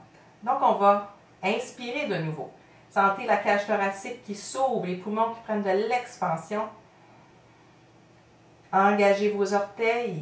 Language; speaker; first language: French; native; French